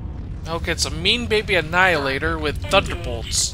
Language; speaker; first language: English; native; English